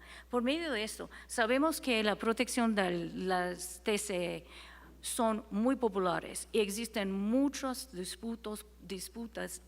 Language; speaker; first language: Spanish; non-native, fluent; English